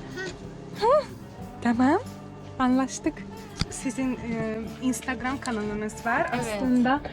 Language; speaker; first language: Turkish; non-native, fluent; Hungarian